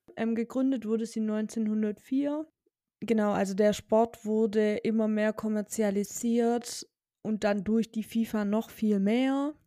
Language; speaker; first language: German; native; German